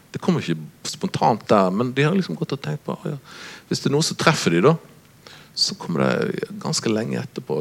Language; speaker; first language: Norwegian; native; Norwegian